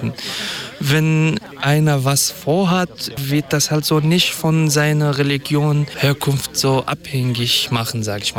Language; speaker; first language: German; non-native, fluent; Kurdish